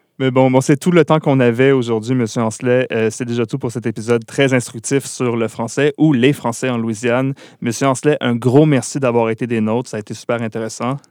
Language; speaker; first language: French; native; French